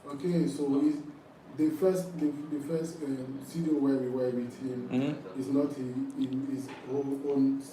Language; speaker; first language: English; non-native, fluent; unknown